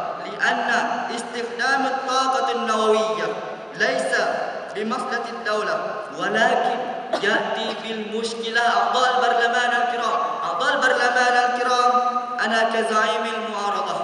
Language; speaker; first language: Arabic; non-native, learner; Malay